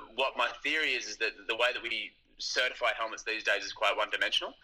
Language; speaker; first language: English; native; English